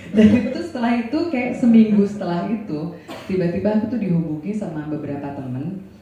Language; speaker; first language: Indonesian; native; Indonesian